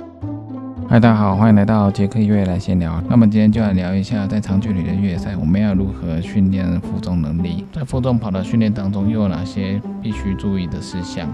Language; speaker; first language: Chinese; native; Chinese